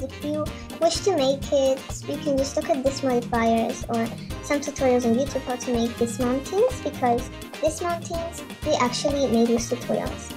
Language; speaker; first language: English; non-native, learner; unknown